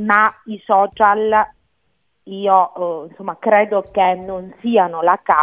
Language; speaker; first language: Italian; native; Italian